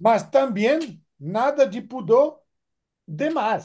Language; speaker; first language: Portuguese; non-native, fluent; French